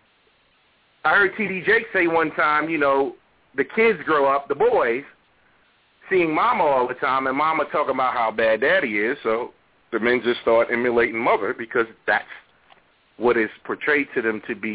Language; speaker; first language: English; native; English